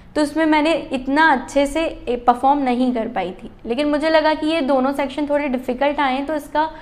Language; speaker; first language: Hindi; native; Hindi